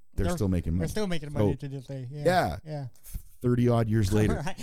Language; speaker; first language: English; native; English